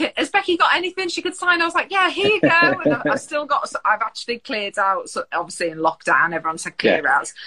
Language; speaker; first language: English; native; English